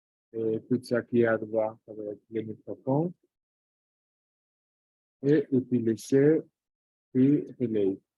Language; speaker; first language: French; non-native, fluent; Portuguese